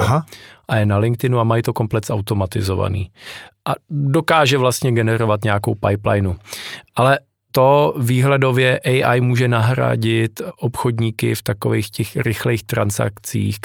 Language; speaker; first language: Czech; native; Czech